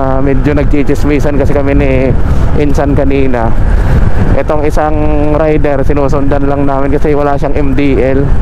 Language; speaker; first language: Filipino; non-native, local second language; Bikol